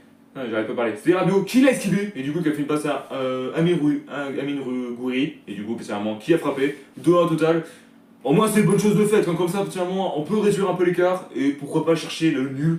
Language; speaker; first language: French; native; French